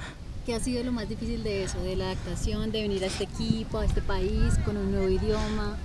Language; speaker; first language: Spanish; native; Spanish